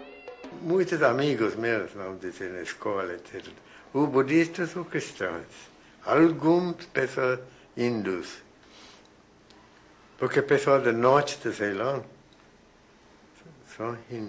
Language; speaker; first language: Portuguese; non-native, fluent; Sinhala